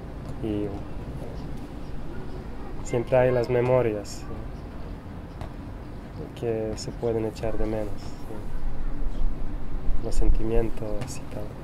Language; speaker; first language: Spanish; non-native, fluent; Serbian